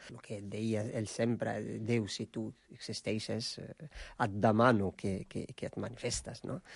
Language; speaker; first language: Catalan; non-native, fluent; Arabic